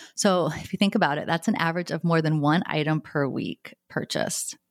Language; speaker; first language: English; native; English